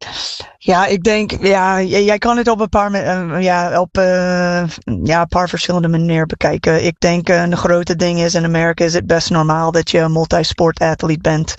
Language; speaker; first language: Dutch; non-native, fluent; English